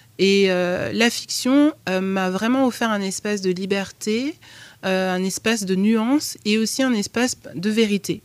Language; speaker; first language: French; native; French